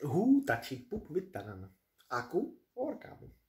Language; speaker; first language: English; non-native, learner; Czech